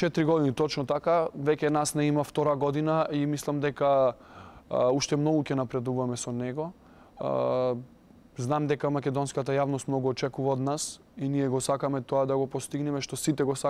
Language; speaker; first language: Macedonian; native; Macedonian